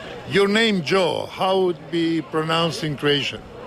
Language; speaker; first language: English; non-native, fluent; Croatian